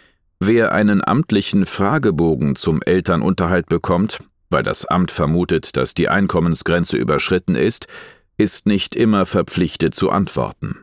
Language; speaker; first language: German; native; German